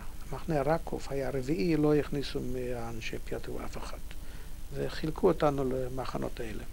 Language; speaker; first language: Hebrew; non-native, fluent; Polish